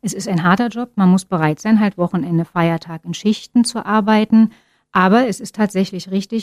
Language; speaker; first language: German; native; German